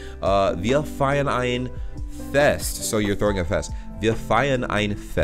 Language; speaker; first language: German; non-native, learner; English